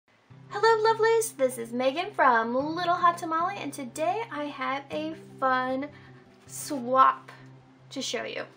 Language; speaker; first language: English; native; English